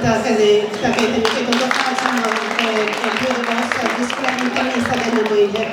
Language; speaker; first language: Swedish; non-native, fluent; Kinyarwanda